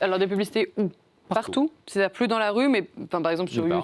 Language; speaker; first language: French; native; French